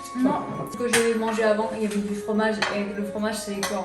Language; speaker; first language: French; native; French